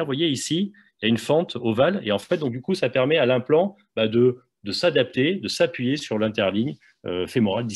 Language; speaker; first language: French; native; French